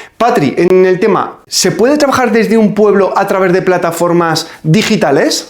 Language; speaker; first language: Spanish; native; Spanish